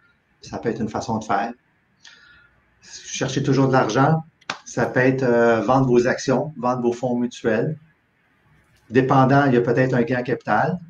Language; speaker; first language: French; native; French